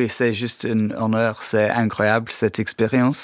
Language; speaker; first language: French; non-native, fluent; English